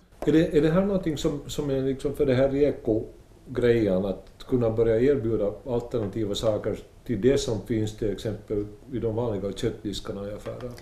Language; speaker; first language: Swedish; native; Swedish